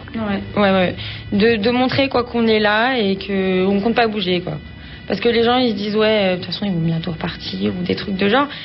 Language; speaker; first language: French; early bilingual, other home language; Arabic